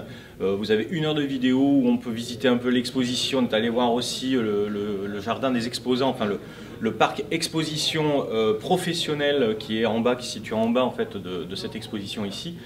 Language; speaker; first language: French; native; French